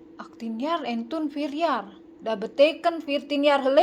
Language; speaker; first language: Dutch; non-native, learner; Indonesian